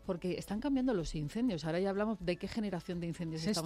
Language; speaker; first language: Spanish; native; Spanish